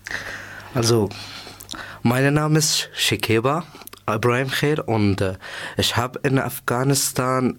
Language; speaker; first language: German; non-native, learner; Persian